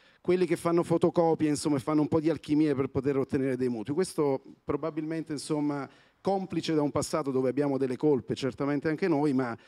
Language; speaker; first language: Italian; native; Italian